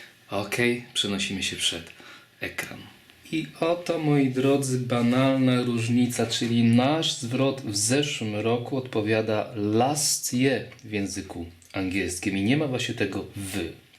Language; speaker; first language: Polish; native; Polish